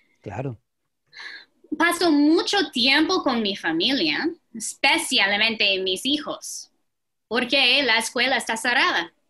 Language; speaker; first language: Spanish; non-native, fluent; English